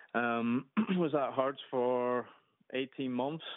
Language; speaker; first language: English; native; English